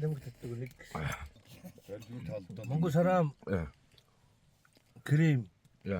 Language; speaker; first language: Korean; non-native, learner; Mongolian